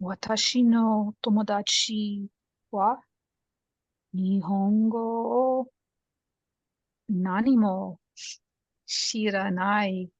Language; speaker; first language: Japanese; non-native, learner; English